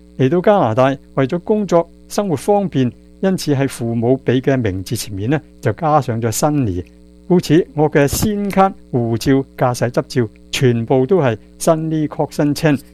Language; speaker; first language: Chinese; non-native, local second language; Cantonese